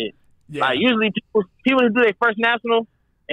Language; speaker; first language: English; native; English